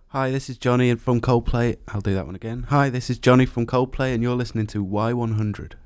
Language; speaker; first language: English; native; English